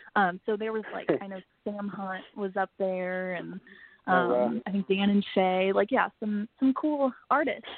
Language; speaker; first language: English; native; English